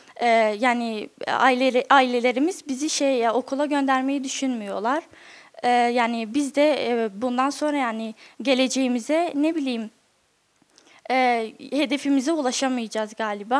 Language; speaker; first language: Turkish; non-native, local second language; Kurdish